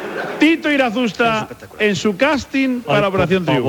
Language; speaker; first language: Spanish; native; Spanish